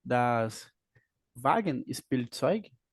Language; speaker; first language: German; non-native, learner; Portuguese